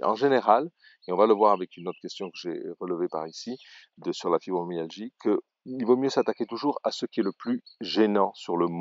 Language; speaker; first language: French; native; French